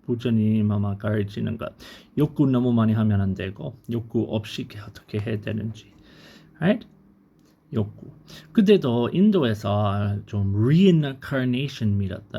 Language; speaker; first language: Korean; non-native, learner; English